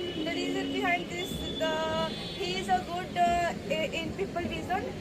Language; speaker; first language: English; non-native, learner; Hindi